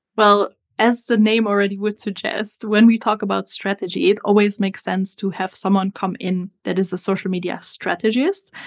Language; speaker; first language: English; non-native, fluent; Italian